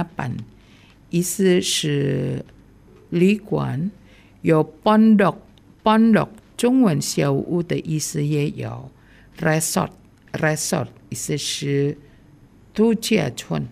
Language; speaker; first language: Chinese; non-native, fluent; Indonesian